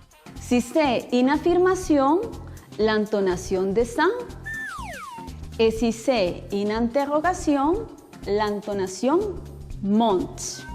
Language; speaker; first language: French; non-native, fluent; Spanish